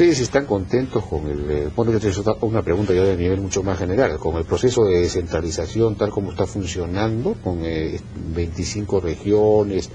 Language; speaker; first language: Spanish; native; Spanish